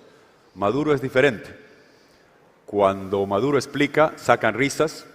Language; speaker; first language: Spanish; native; Spanish